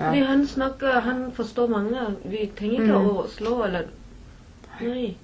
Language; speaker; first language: Norwegian; non-native, learner; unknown